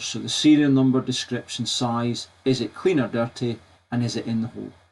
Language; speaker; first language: English; native; English